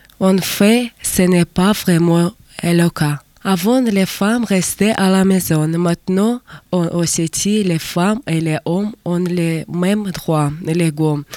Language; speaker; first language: French; non-native, learner; Russian